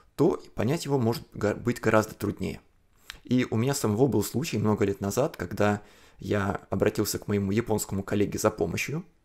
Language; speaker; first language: Russian; non-native, fluent; Chinese